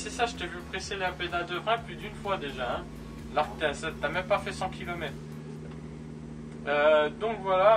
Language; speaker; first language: French; native; French